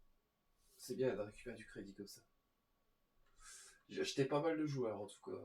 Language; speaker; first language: French; native; French